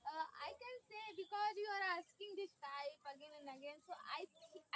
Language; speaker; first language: English; non-native, learner; Hindi